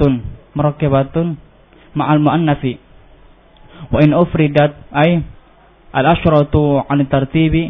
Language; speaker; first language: Arabic; non-native, fluent; Indonesian